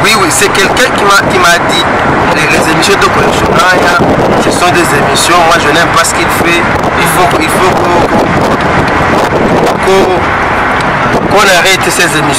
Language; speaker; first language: French; non-native, local second language; Rundi